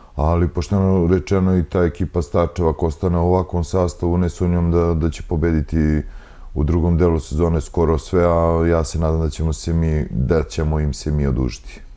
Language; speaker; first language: Bosnian; native; Bosnian